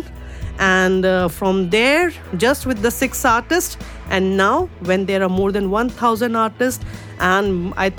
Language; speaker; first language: English; non-native, local second language; Urdu